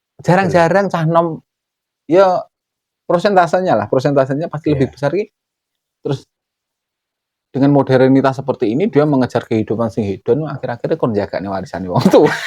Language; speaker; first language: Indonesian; non-native, local second language; Javanese